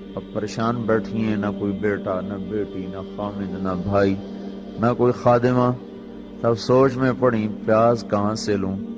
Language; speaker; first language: Urdu; non-native, local second language; Punjabi